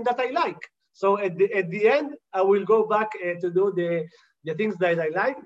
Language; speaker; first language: English; non-native, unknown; Hebrew